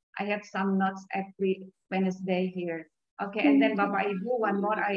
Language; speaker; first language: English; non-native, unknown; Indonesian